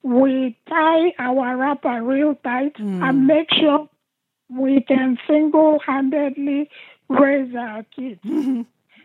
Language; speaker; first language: English; non-native, local second language; Igbo